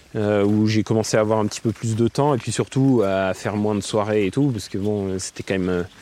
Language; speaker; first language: French; native; French